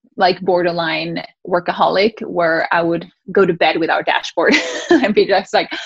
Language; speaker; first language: English; early bilingual, other home language; Spanish